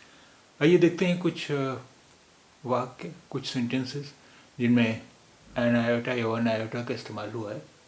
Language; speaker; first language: Hindi; native; Hindi